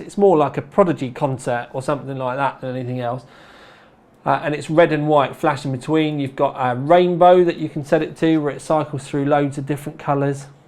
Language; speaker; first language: English; native; English